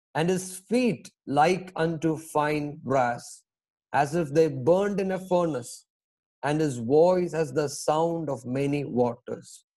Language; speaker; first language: English; non-native, local second language; Malayalam